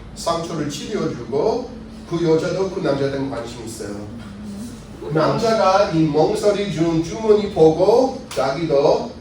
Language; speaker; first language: Korean; non-native, fluent; English